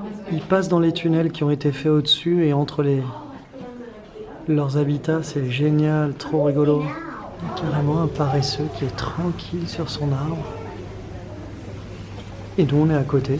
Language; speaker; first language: French; native; French